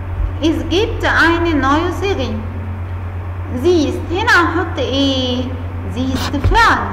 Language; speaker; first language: German; non-native, fluent; Arabic